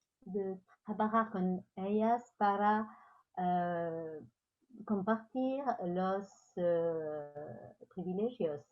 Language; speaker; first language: Spanish; non-native, learner; French